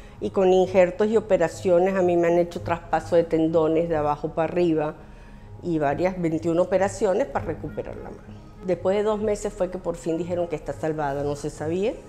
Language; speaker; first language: Spanish; early bilingual, other home language; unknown